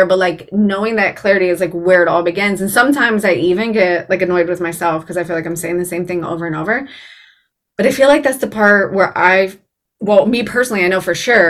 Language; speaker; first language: English; native; English